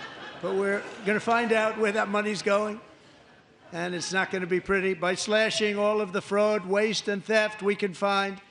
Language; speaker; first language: English; native; English